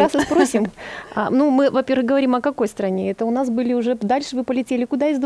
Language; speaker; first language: Russian; native; Russian